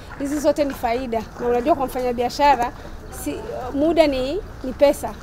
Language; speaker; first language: Swahili; non-native, local second language; Rundi